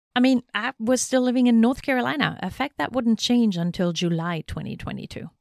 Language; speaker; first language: English; non-native, fluent; German